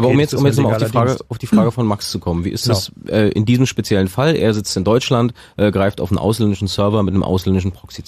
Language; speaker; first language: German; native; German